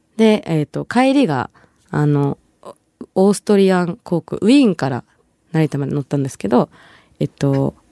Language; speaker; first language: Japanese; early bilingual, other home language; Bangla